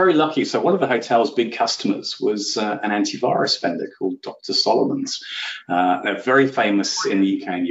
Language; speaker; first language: English; native; English